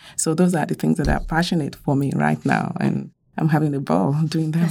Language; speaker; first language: English; non-native, local second language; Yoruba